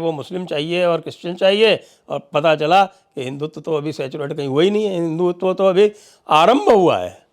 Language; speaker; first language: Hindi; native; Hindi